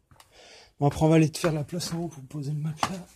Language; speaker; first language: French; native; French